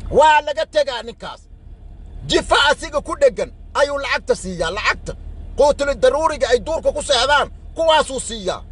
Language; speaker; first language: Somali; native; Somali